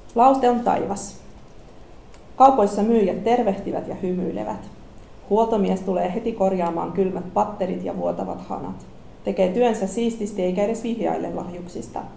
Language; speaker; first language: Finnish; early bilingual, other home language; Russian